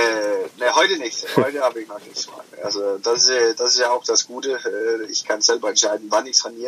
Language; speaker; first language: German; non-native, fluent; Danish